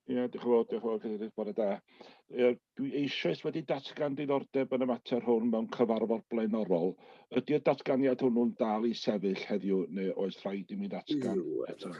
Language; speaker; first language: Welsh; native; Welsh